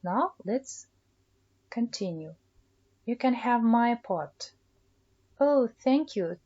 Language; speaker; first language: English; non-native, fluent; Kazakh